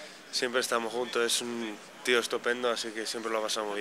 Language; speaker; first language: Spanish; non-native, fluent; Slovenian